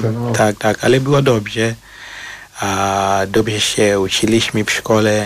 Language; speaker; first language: Polish; non-native, fluent; Shona